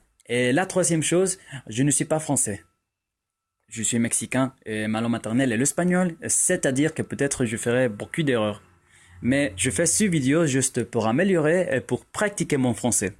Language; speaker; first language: French; non-native, fluent; Spanish